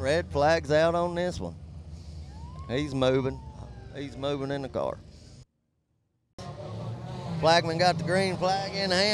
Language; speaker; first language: English; native; English